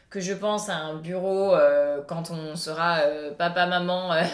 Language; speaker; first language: French; native; French